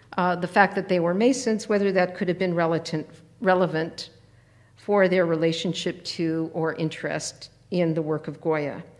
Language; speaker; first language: English; native; English